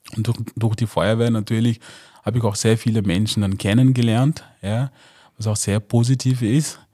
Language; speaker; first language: German; non-native, fluent; Mossi